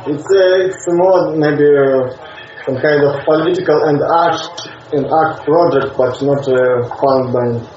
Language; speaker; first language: English; non-native, learner; Russian